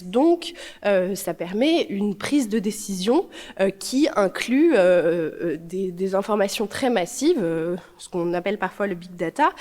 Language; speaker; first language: French; native; French